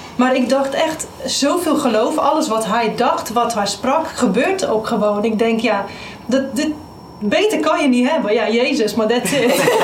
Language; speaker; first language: Dutch; non-native, fluent; Romanian